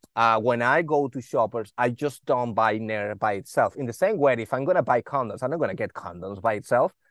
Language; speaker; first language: English; non-native, fluent; Spanish